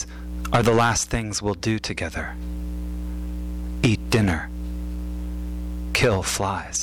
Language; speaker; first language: English; native; English